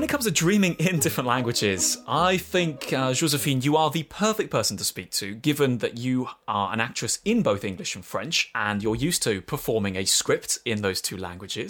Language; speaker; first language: English; native; English